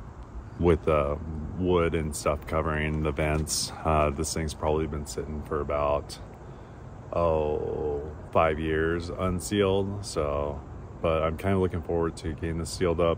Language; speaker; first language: English; native; English